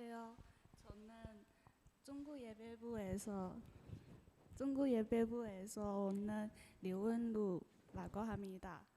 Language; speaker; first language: Korean; non-native, learner; Chinese